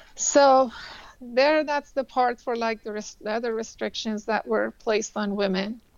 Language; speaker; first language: English; early bilingual, other home language; Persian